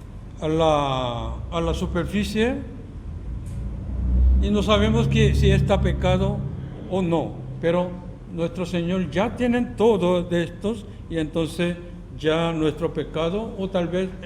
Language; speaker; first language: Spanish; non-native, fluent; Korean